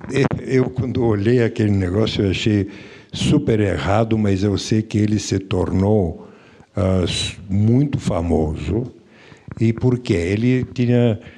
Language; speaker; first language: Portuguese; non-native, fluent; Bulgarian